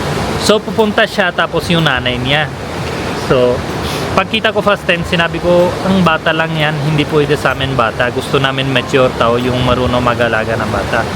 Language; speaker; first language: Filipino; non-native, learner; Punjabi